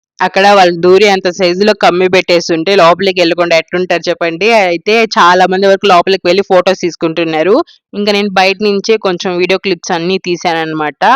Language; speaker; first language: Telugu; non-native, local second language; Tamil